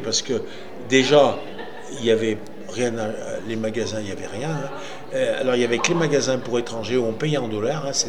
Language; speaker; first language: French; native; French